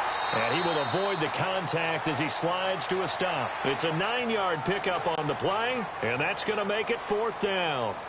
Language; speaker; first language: English; native; English